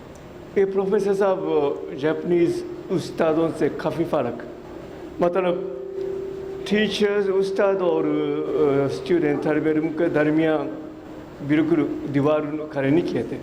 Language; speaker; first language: Hindi; non-native, fluent; Japanese